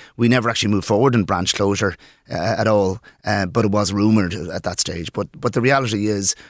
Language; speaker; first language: English; native; English